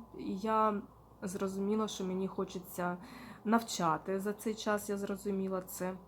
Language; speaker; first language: Ukrainian; non-native, local second language; Russian